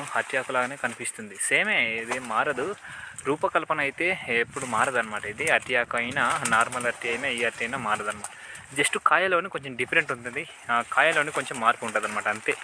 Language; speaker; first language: Telugu; native; Telugu